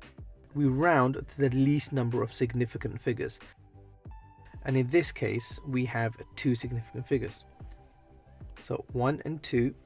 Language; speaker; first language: English; native; English